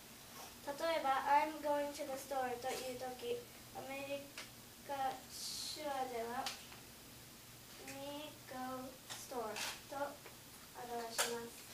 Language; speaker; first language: Japanese; early bilingual, heritage; Japanese